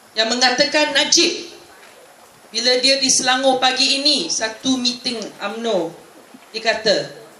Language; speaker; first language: Malay; non-native, local second language; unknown